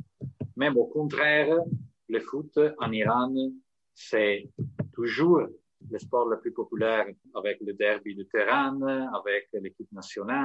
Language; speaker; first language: French; non-native, fluent; Italian